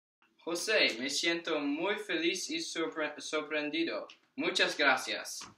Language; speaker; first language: Spanish; non-native, learner; English